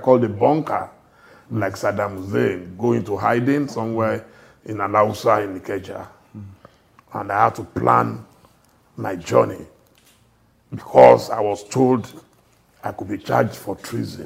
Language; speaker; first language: English; non-native, local second language; Yoruba